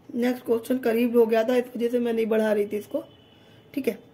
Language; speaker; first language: Hindi; native; Hindi